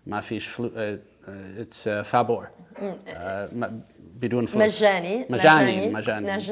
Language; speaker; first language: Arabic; non-native, learner; English